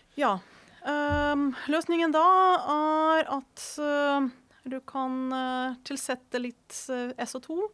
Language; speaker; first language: Norwegian; non-native, fluent; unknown